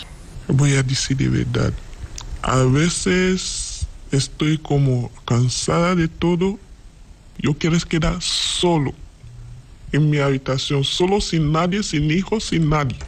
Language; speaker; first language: Spanish; non-native, learner; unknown